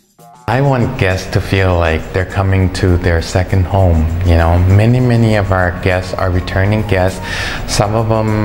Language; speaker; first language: English; early bilingual, other home language; Thai